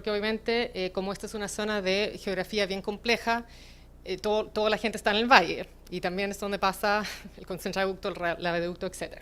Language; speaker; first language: Spanish; native; Spanish